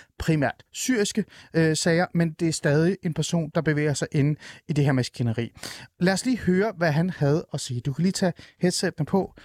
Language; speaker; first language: Danish; early bilingual, other home language; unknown